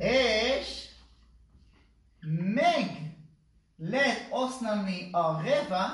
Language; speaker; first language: Hungarian; non-native, learner; Hebrew